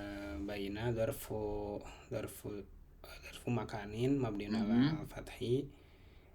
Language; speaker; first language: Arabic; non-native, learner; Indonesian